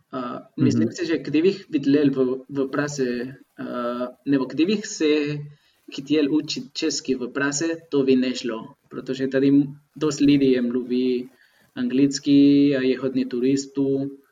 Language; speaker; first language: Czech; non-native, fluent; Spanish